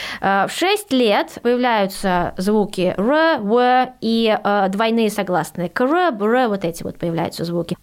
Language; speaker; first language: Russian; early bilingual, heritage; Russian